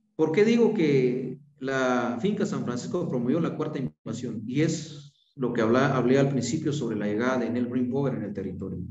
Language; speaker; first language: Spanish; non-native, local second language; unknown